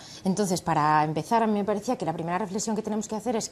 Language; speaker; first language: Spanish; native; Spanish